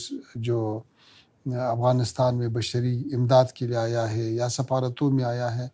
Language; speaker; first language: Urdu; non-native, fluent; Pashto